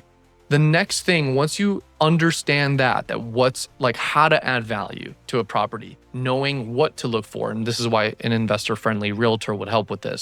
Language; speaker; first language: English; native; English